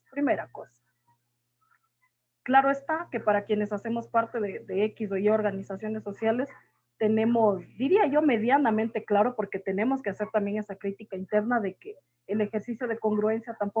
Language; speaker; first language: Spanish; native; Spanish